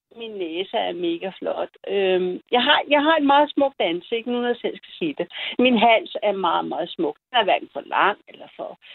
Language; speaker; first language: Danish; early bilingual, other home language; German